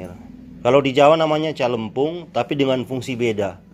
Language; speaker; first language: Indonesian; native; Indonesian